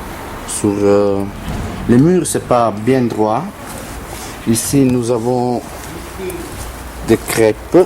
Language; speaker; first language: French; non-native, learner; Italian